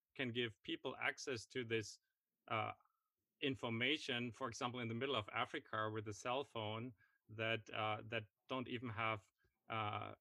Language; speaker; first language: English; non-native, fluent; German